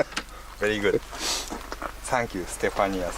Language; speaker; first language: English; non-native, learner; Japanese